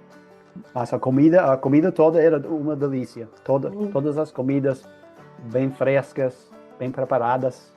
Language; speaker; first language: Portuguese; non-native, fluent; English